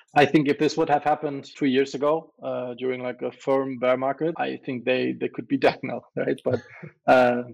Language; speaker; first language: English; non-native, fluent; German